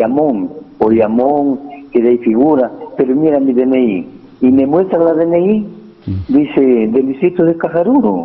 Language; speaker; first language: Spanish; native; Spanish